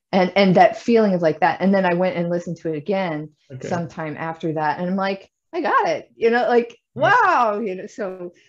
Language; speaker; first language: English; native; English